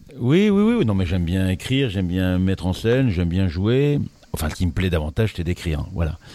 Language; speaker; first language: French; native; French